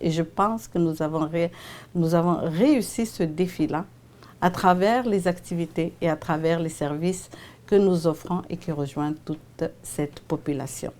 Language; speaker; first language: French; native; French